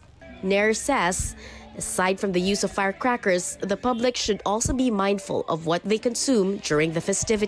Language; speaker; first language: English; non-native, local second language; Filipino